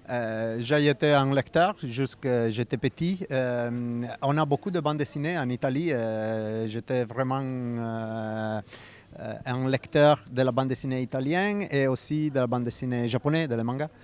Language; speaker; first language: French; non-native, fluent; Italian